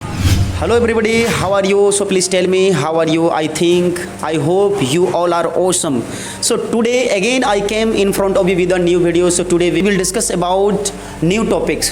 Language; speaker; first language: English; non-native, local second language; Hindi